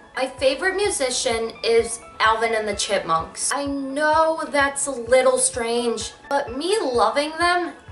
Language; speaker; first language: English; native; English